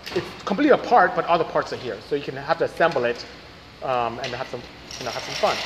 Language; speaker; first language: English; non-native, local second language; Igbo